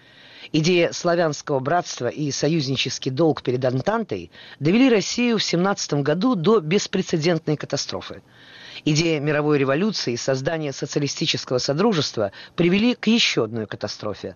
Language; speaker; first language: Russian; native; Russian